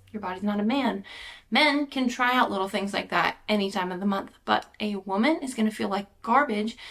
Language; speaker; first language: English; native; English